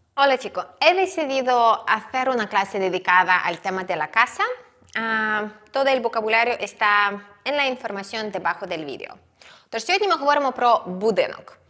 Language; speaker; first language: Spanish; non-native, fluent; Ukrainian